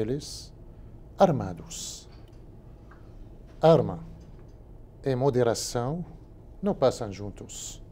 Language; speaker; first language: Portuguese; non-native, learner; Spanish